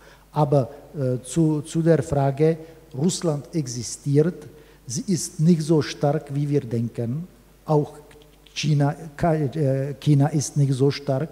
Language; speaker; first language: German; non-native, fluent; Czech